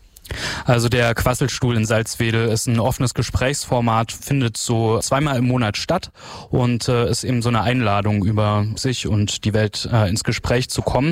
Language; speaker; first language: German; native; German